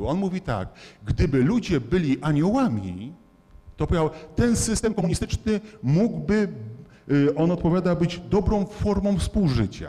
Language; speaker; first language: Polish; native; Polish